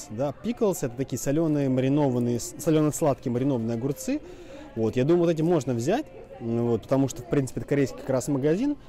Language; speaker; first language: Russian; native; Russian